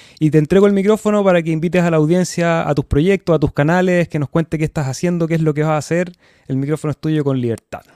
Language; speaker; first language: Spanish; native; Spanish